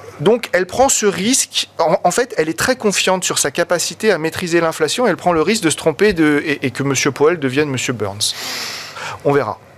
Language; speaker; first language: French; native; French